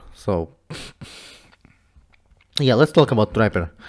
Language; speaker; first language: English; non-native, fluent; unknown